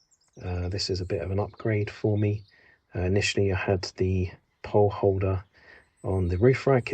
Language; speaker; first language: English; native; English